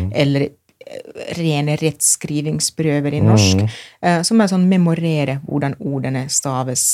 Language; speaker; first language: Norwegian; non-native, fluent; Finnish